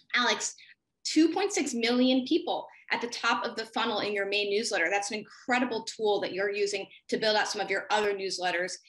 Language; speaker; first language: English; native; English